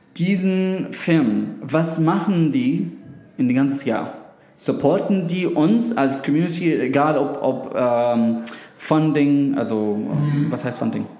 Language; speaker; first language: German; non-native, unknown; Arabic